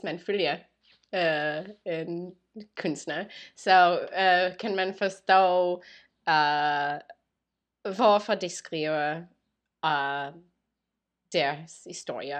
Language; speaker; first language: Danish; non-native, learner; English